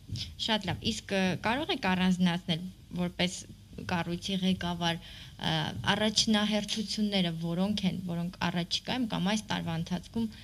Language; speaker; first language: Armenian; native; Armenian